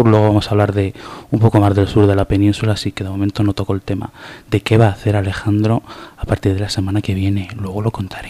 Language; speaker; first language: Spanish; native; Spanish